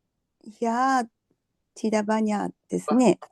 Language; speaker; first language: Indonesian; non-native, learner; Japanese